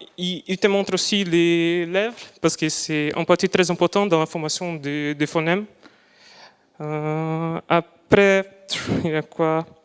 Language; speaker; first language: French; non-native, fluent; Portuguese